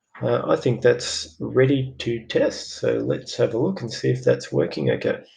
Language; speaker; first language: English; native; English